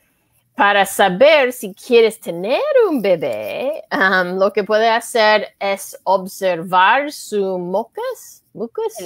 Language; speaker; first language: Spanish; non-native, learner; English